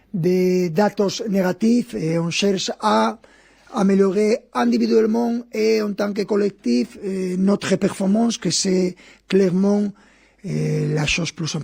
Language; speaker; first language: French; non-native, fluent; Spanish